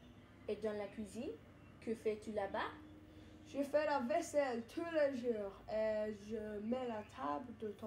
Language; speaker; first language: French; non-native, learner; English